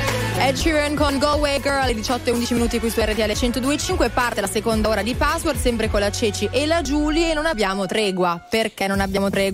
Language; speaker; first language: Italian; native; Italian